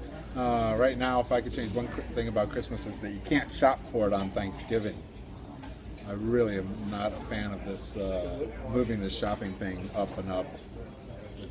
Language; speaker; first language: English; native; English